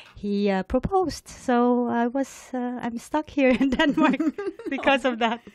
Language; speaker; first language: English; non-native, local second language; Cebuano